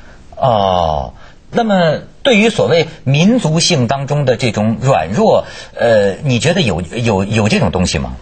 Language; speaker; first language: Chinese; native; Chinese